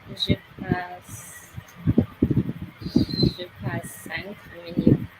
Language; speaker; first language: French; non-native, learner; English